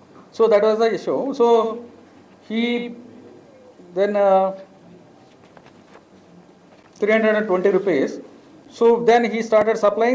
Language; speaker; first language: English; non-native, local second language; Telugu